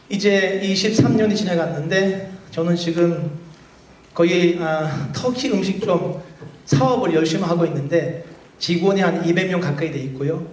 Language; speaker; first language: Korean; non-native, fluent; Turkish